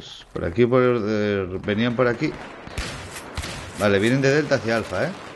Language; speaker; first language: Spanish; native; Spanish